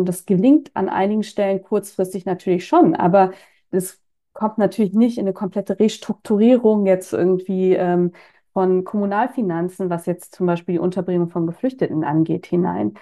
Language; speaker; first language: German; native; German